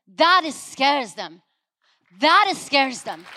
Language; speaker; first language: English; non-native, fluent; Persian